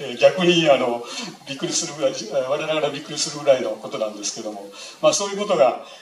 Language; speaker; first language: Japanese; native; Japanese